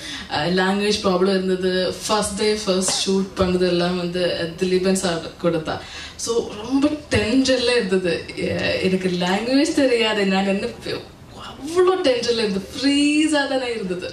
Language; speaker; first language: Tamil; non-native, learner; Malayalam